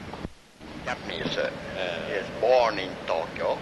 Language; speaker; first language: English; non-native, learner; Japanese